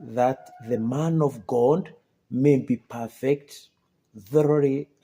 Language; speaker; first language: English; non-native, local second language; Swahili